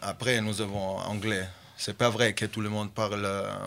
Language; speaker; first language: French; non-native, fluent; Bosnian